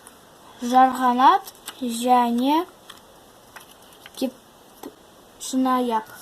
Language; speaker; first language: Kazakh; non-native, learner; Russian